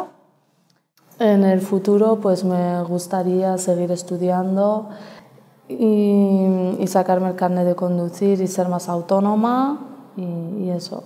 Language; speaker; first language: Spanish; early bilingual, other home language; Arabic